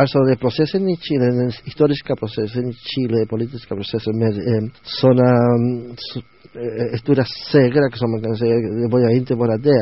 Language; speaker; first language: Swedish; non-native, learner; Spanish